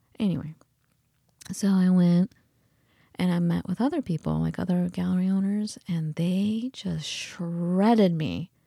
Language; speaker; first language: English; early bilingual, other home language; Persian